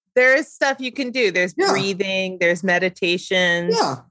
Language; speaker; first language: English; native; English